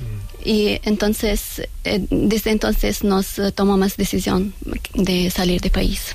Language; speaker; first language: Spanish; non-native, learner; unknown